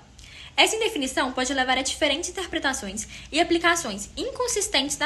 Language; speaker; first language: Portuguese; native; Portuguese